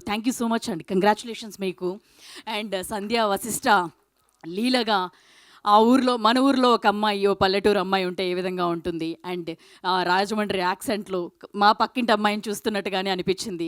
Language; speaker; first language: Telugu; native; Telugu